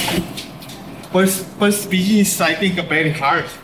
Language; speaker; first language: English; non-native, learner; Korean